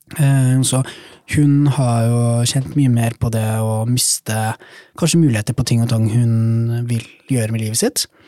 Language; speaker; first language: Norwegian; early bilingual, other home language; Somali